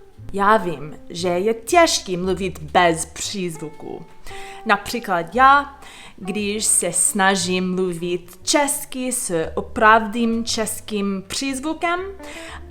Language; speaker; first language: Czech; non-native, fluent; English